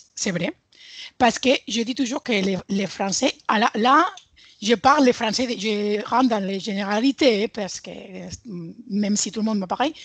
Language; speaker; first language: French; non-native, fluent; Spanish